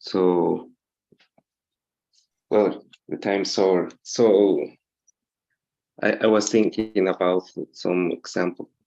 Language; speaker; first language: English; non-native, learner; Spanish